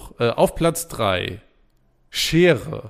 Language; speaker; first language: German; native; German